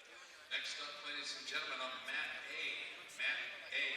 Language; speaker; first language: English; native; English